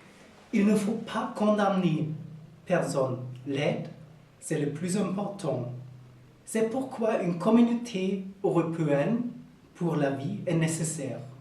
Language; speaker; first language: French; non-native, learner; German